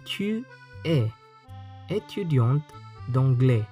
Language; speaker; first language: French; non-native, fluent; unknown